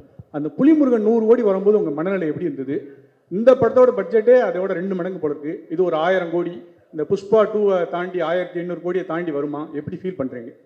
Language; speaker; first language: Tamil; native; Tamil